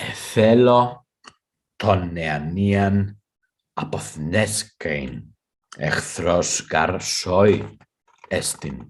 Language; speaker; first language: Greek; non-native, fluent; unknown